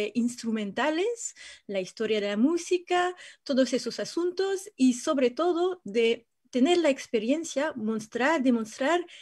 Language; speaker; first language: Spanish; non-native, fluent; French